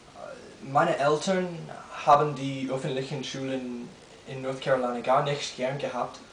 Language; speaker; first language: German; non-native, learner; English